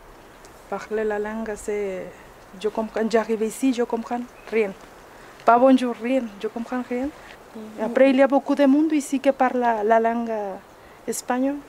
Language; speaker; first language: French; non-native, learner; Spanish